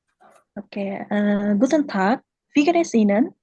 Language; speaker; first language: German; non-native, learner; Indonesian